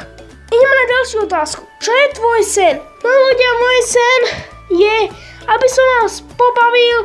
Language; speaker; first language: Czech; non-native, learner; Slovak